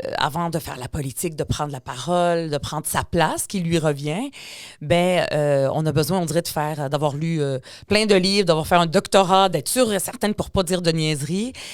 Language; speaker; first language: French; early bilingual, other home language; Arabic